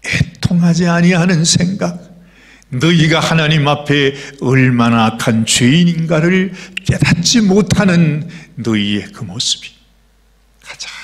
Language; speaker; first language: Korean; native; Korean